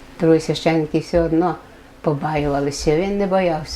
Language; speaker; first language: Ukrainian; native; Ukrainian